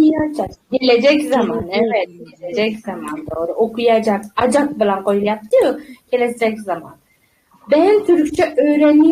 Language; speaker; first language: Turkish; non-native, fluent; Uzbek